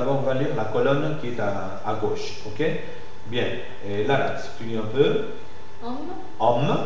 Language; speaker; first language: French; non-native, fluent; Spanish